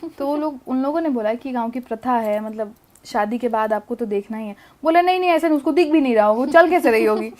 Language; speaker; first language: Hindi; native; Hindi